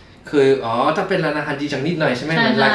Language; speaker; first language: Thai; non-native, fluent; French